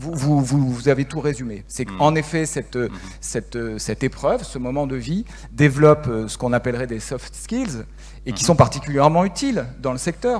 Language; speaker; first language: French; native; French